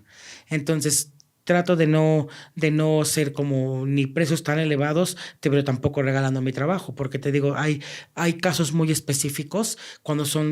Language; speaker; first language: Spanish; native; Spanish